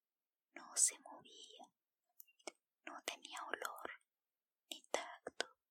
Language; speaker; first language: Spanish; native; Spanish